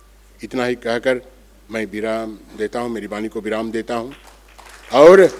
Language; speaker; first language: Hindi; non-native, local second language; Bangla